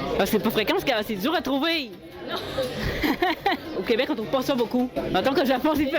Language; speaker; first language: French; native; French